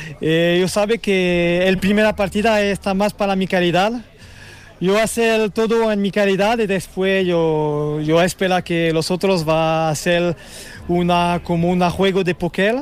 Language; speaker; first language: Spanish; non-native, learner; French